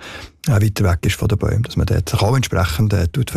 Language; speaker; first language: German; native; German